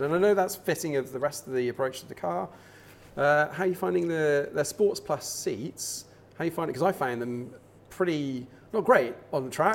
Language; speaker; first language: English; native; English